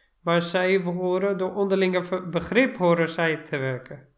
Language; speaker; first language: Dutch; non-native, fluent; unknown